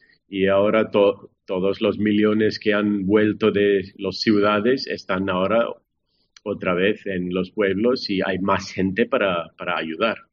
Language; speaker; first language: Spanish; non-native, fluent; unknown